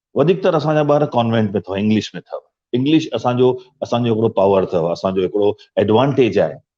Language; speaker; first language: Sindhi; early bilingual, heritage; Sindhi